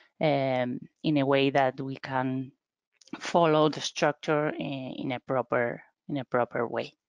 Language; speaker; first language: English; non-native, fluent; Spanish